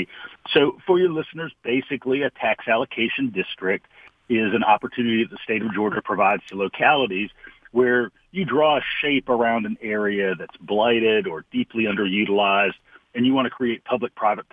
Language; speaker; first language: English; native; English